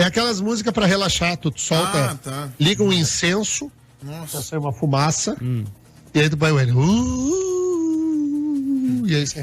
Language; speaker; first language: Portuguese; native; Portuguese